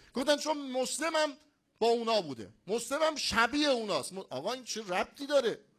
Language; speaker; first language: Persian; non-native, local second language; Azerbaijani